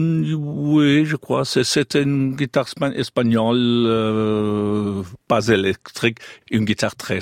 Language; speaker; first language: French; non-native, fluent; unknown